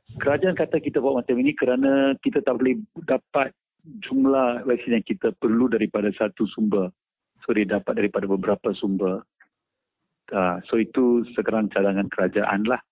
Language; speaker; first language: Malay; non-native, local second language; Tamil